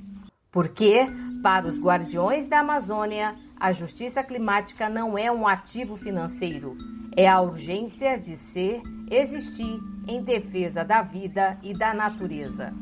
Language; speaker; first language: Portuguese; native; Portuguese